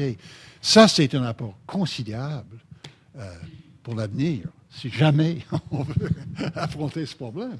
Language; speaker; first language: French; native; French